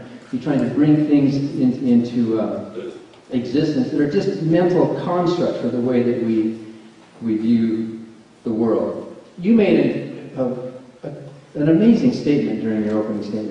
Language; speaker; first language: English; native; English